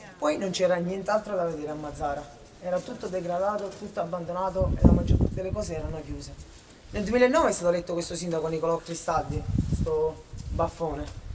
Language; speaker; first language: Italian; native; Italian